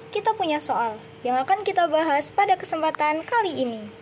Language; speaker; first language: Indonesian; native; Indonesian